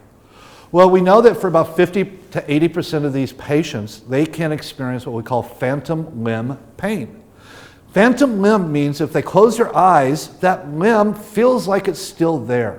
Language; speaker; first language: English; native; English